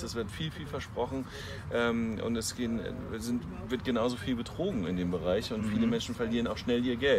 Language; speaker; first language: German; native; German